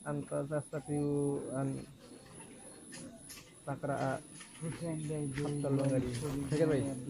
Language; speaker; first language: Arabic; non-native, learner; Bangla